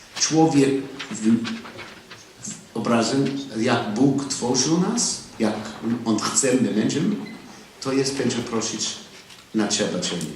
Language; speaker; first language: Polish; non-native, learner; English